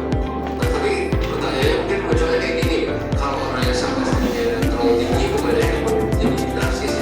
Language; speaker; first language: Indonesian; native; Indonesian